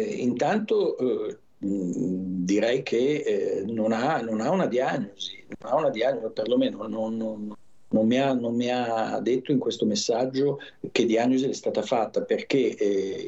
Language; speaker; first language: Italian; native; Italian